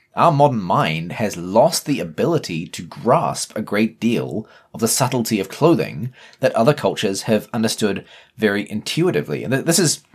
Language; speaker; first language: English; native; English